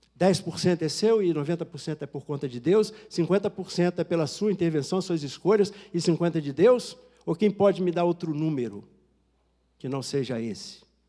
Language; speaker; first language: Portuguese; native; Portuguese